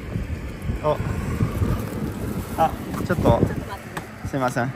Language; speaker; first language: Japanese; non-native, fluent; French